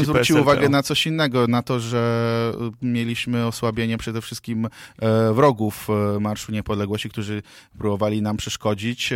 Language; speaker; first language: Polish; native; Polish